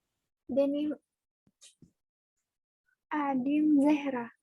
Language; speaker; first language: Turkish; non-native, learner; Indonesian